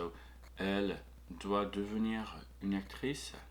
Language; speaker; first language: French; non-native, fluent; English